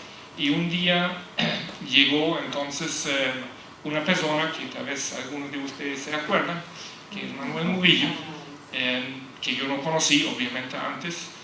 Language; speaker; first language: Spanish; non-native, fluent; German